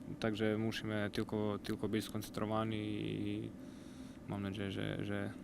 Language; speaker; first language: Polish; non-native, learner; Croatian